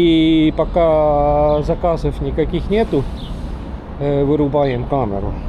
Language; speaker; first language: Russian; non-native, learner; Estonian